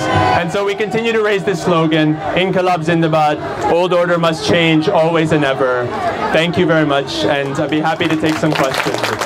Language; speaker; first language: English; native; English